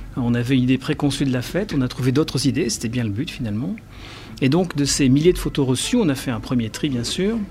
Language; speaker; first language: French; native; French